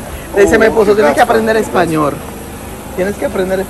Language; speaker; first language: Spanish; native; Spanish